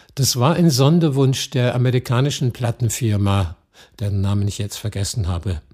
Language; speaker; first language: German; non-native, fluent; English